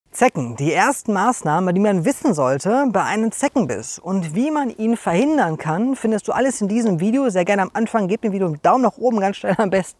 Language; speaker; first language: German; native; German